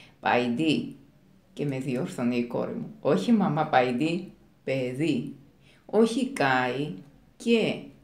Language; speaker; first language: Greek; non-native, fluent; Georgian